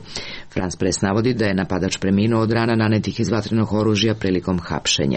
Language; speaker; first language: Serbian; native; Serbian